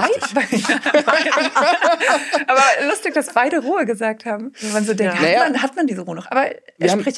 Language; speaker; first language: German; native; German